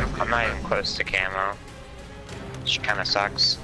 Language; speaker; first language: English; native; English